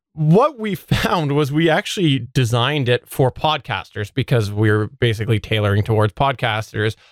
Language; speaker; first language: English; native; English